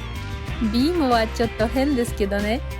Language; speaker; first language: Japanese; non-native, learner; Russian